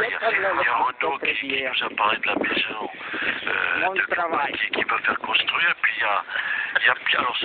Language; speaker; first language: French; native; French